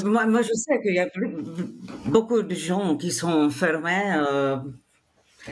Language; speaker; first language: French; non-native, fluent; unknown